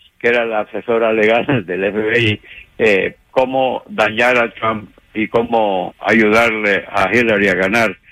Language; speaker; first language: Spanish; native; Spanish